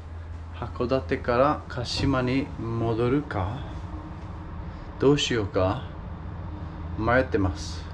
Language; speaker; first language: Japanese; non-native, fluent; Romanian